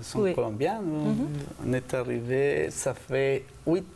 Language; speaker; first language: French; non-native, fluent; Spanish